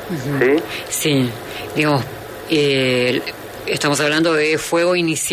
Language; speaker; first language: Spanish; native; Spanish